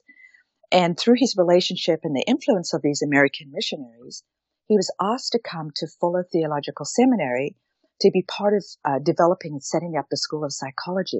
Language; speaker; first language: English; native; English